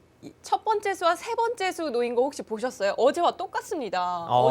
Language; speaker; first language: Korean; native; Korean